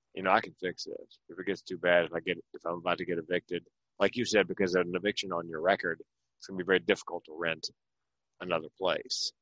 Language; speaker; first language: English; native; English